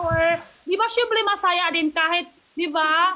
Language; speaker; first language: Filipino; non-native, learner; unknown